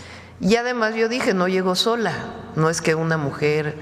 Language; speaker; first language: Spanish; native; Spanish